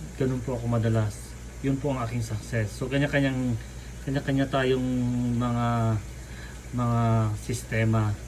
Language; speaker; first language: Filipino; native; Filipino